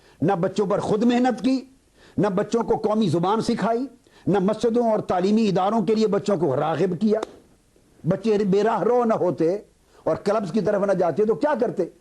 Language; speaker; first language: Urdu; native; Urdu